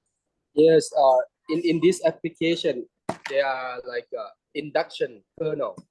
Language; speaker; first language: English; non-native, learner; Thai